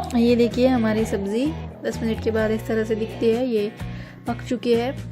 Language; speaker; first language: Hindi; non-native, local second language; Konkani